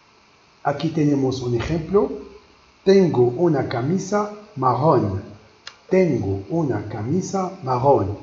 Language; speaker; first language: Spanish; non-native, learner; Arabic